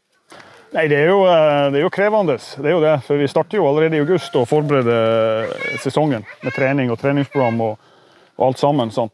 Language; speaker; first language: Norwegian; native; Norwegian